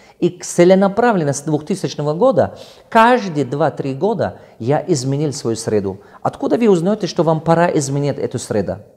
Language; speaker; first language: Russian; non-native, local second language; Tajik